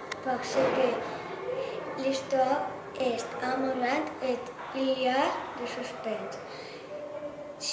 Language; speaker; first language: French; non-native, learner; Catalan